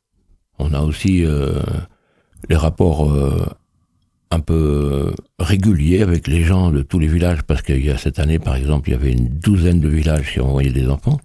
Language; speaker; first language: French; native; French